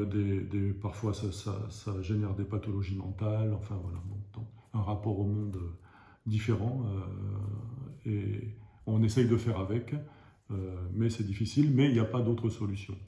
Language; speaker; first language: French; native; French